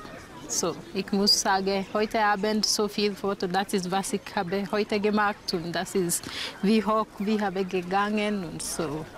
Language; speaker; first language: German; non-native, learner; Swahili